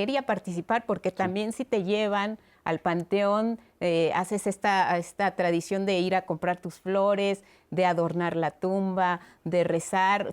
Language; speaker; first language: Spanish; native; Spanish